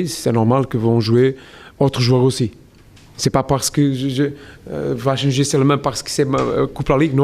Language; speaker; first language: French; non-native, learner; Portuguese